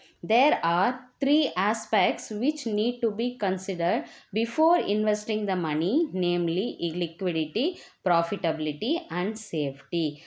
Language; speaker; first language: English; non-native, local second language; Tamil